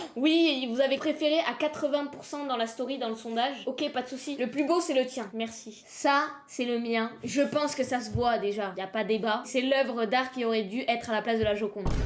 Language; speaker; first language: French; native; French